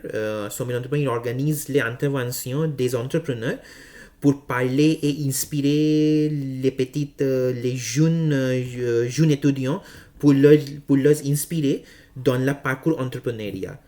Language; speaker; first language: French; non-native, learner; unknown